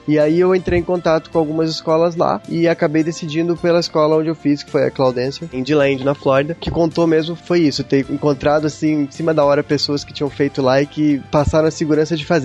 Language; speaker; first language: Portuguese; native; Portuguese